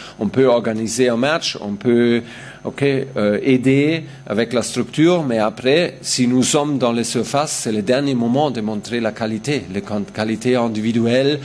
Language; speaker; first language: French; non-native, learner; German